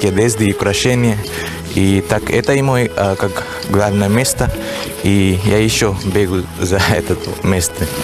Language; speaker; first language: Russian; non-native, learner; Hindi